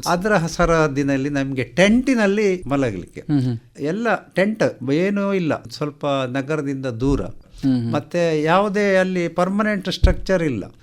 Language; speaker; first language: Kannada; non-native, local second language; Konkani